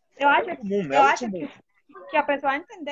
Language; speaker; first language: Portuguese; non-native, fluent; Spanish